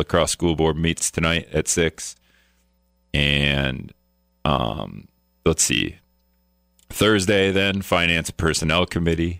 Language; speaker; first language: English; native; English